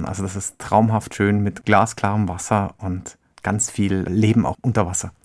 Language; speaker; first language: German; native; German